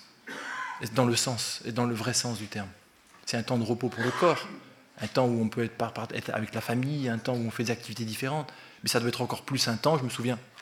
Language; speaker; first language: French; native; French